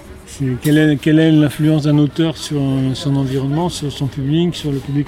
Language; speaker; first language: French; native; French